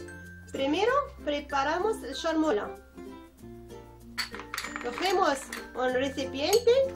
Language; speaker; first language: Spanish; non-native, learner; Arabic